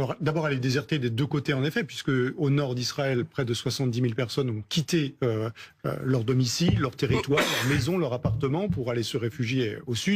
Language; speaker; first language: French; native; French